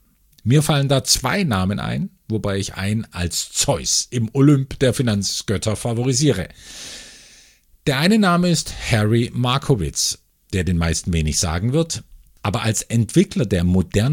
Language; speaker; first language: German; native; German